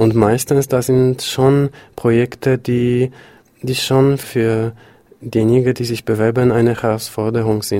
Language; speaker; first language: German; non-native, fluent; Polish